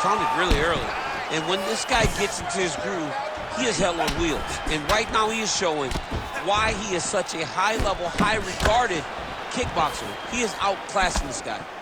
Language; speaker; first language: English; native; English